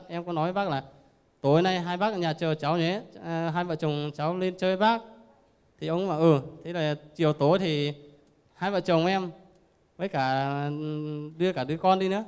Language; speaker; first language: Vietnamese; non-native, local second language; Iu Mien